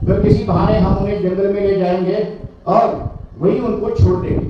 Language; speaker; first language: Hindi; non-native, local second language; Marathi